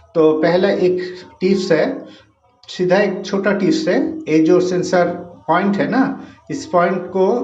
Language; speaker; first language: Hindi; non-native, local second language; Bangla